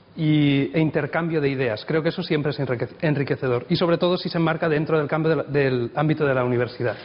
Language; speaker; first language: Spanish; non-native, local second language; Catalan